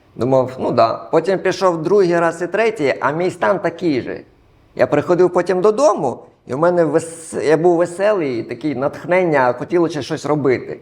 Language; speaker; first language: Ukrainian; non-native, local second language; Russian